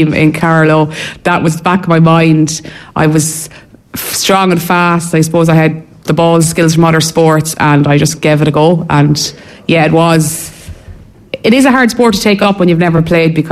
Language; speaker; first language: English; native; English